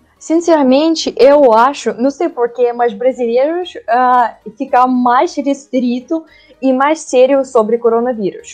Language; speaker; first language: Portuguese; non-native, learner; Russian